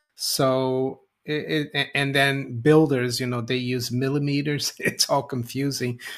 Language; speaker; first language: English; non-native, fluent; Portuguese